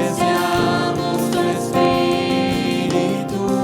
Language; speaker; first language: Spanish; native; Spanish